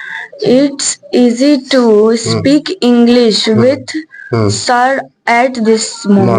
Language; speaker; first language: English; non-native, learner; Hindi